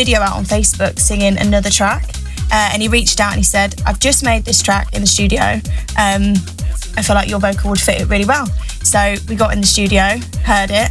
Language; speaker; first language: English; native; English